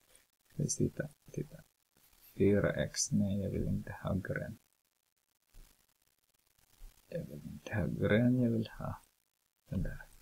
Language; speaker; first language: Swedish; non-native, fluent; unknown